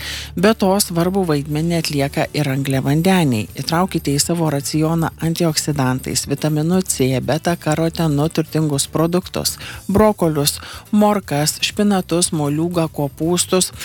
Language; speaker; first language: Lithuanian; native; Lithuanian